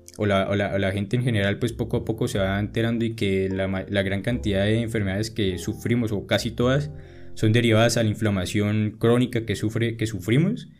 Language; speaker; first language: Spanish; native; Spanish